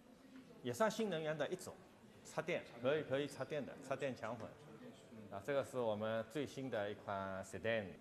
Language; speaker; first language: Chinese; native; Chinese